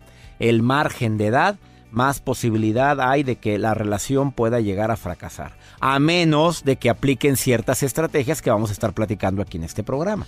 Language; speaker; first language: Spanish; native; Spanish